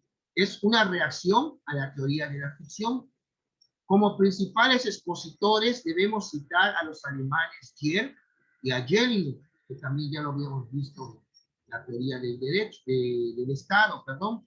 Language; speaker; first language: Spanish; native; Spanish